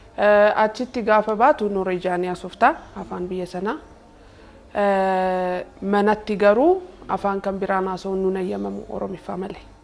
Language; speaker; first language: Oromo; early bilingual, heritage; Oromo